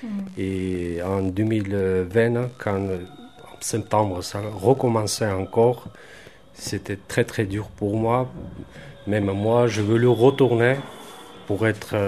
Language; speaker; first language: French; non-native, fluent; Armenian